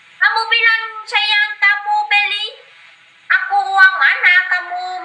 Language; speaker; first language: Indonesian; non-native, learner; Vietnamese